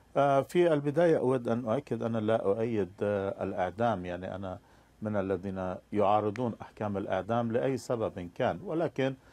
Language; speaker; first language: Arabic; non-native, fluent; Persian